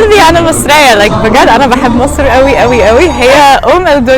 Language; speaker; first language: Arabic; non-native, learner; English